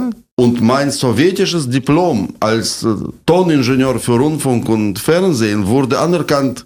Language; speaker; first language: German; non-native, fluent; Russian